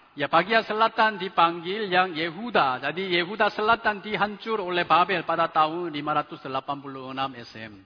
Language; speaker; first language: Indonesian; non-native, fluent; Chinese